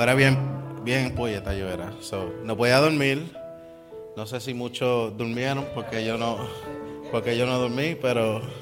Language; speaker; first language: Spanish; native; Spanish